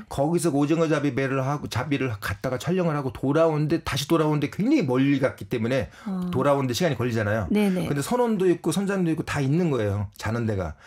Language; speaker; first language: Korean; native; Korean